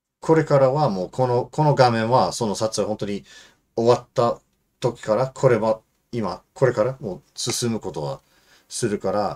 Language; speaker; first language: Japanese; non-native, fluent; English